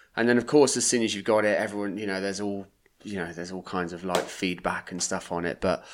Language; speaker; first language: English; native; English